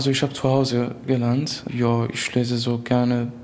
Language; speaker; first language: German; non-native, fluent; Kurdish